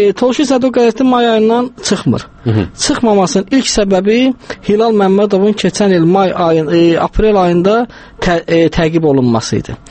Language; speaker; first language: Azerbaijani; non-native, local second language; Talysh